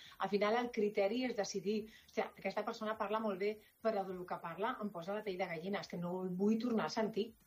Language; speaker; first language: Catalan; non-native, local second language; Spanish